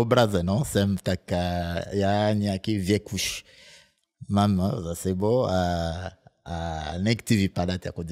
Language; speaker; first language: Czech; non-native, fluent; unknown